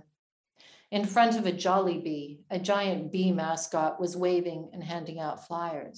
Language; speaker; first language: English; native; English